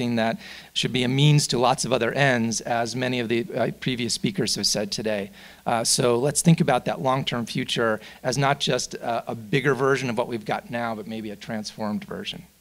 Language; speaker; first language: English; native; English